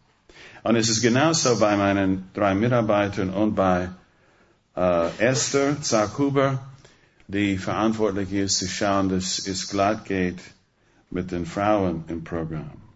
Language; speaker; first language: German; non-native, fluent; English